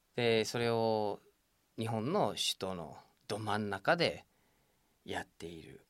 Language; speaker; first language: Japanese; non-native, fluent; English